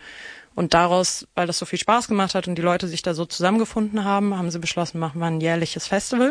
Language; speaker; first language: German; native; German